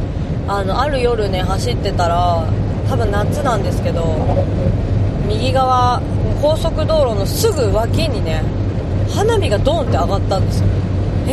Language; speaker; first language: Japanese; native; Japanese